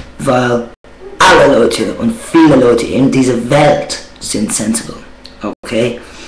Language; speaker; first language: German; non-native, learner; English